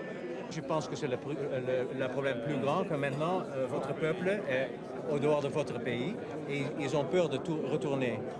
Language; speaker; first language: French; non-native, fluent; Dutch